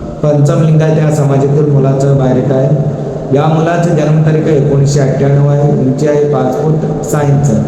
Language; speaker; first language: Marathi; non-native, local second language; Kannada